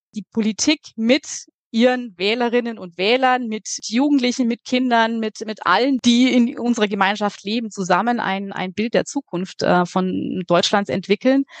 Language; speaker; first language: German; native; German